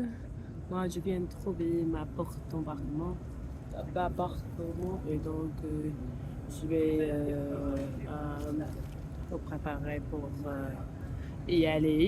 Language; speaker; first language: French; non-native, fluent; English